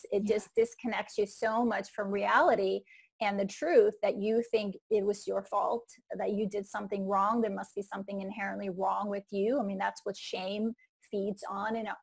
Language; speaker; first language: English; non-native, fluent; Icelandic